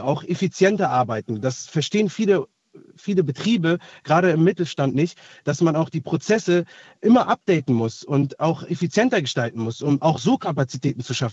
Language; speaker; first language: German; native; German